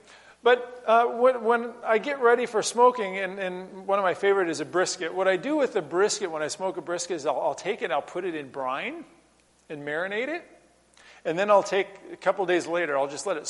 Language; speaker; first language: English; native; English